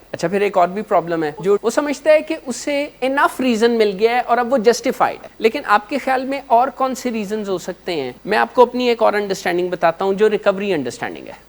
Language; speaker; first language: Urdu; non-native, local second language; Punjabi